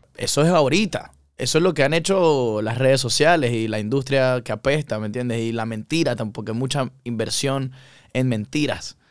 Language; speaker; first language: Spanish; native; Spanish